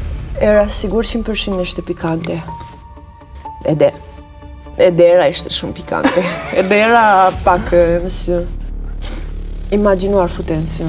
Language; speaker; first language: Albanian; early bilingual, heritage; Albanian